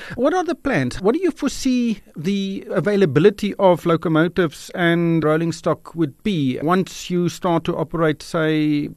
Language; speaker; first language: English; non-native, local second language; Afrikaans